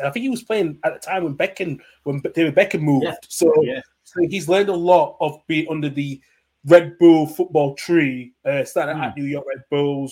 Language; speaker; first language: English; native; English